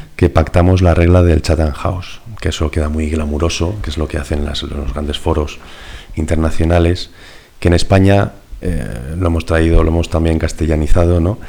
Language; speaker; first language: Spanish; native; Spanish